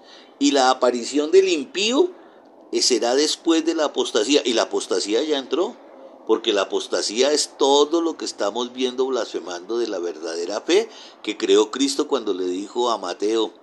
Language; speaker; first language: Spanish; native; Spanish